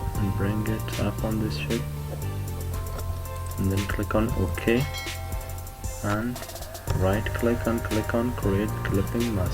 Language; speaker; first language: English; non-native, fluent; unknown